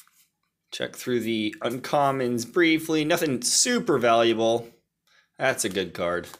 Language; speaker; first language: English; native; English